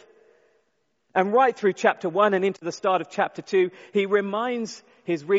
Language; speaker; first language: English; native; English